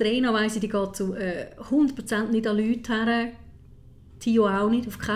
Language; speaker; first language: German; native; German